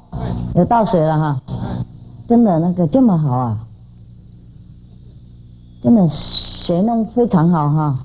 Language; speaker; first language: Chinese; non-native, fluent; Vietnamese